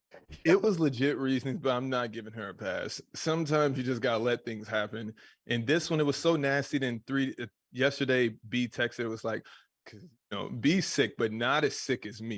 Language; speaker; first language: English; native; English